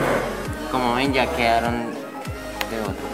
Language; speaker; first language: Spanish; native; Spanish